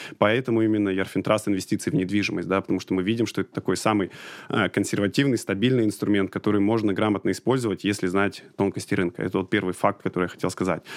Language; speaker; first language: Russian; native; Russian